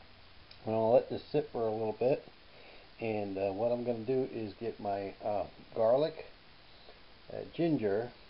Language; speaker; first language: English; native; English